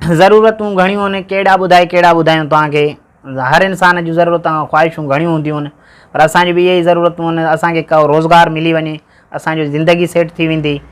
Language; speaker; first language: Sindhi; native; Sindhi